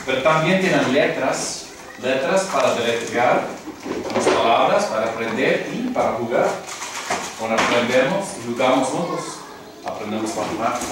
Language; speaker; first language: Spanish; non-native, fluent; English